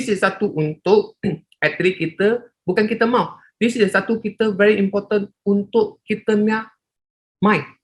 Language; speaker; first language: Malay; non-native, local second language; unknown